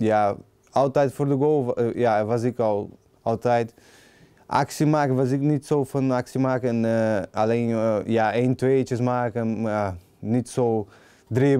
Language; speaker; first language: Dutch; non-native, learner; Portuguese